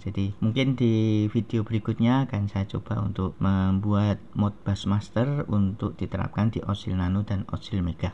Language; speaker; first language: Indonesian; native; Indonesian